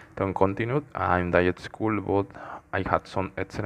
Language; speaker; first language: English; non-native, learner; Spanish